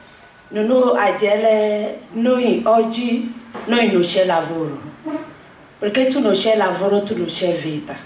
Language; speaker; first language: Italian; non-native, learner; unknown